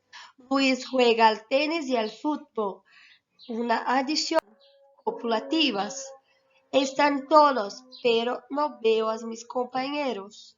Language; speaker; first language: Spanish; non-native, fluent; Portuguese